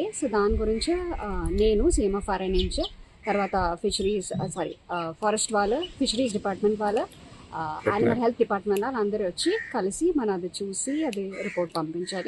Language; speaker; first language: Telugu; non-native, fluent; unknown